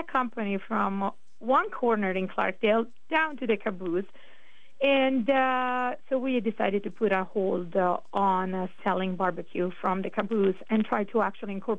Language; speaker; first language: English; non-native, fluent; Italian